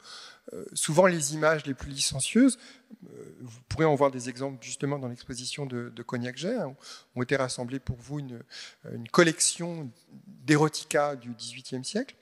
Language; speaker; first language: French; native; French